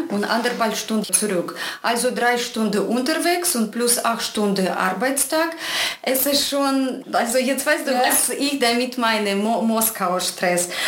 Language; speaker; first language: German; non-native, fluent; Russian